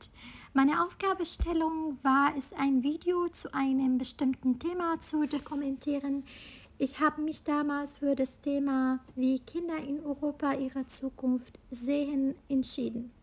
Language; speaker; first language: German; non-native, fluent; Arabic